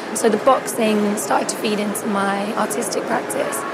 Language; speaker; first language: English; native; English